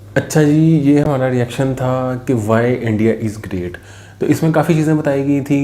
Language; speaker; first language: Urdu; native; Urdu